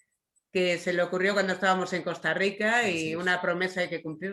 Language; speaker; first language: Spanish; native; Spanish